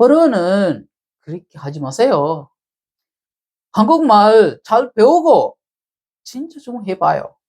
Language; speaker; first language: Korean; non-native, fluent; Sinhala